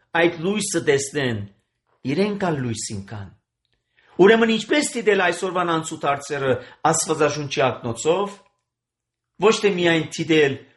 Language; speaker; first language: Armenian; native; Armenian